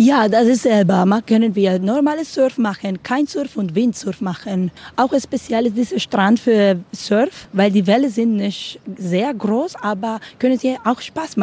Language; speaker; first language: German; non-native, learner; Spanish